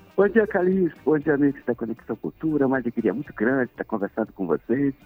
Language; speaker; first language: Portuguese; native; Portuguese